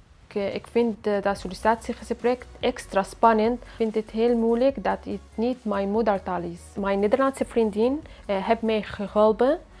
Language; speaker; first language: Dutch; non-native, learner; Arabic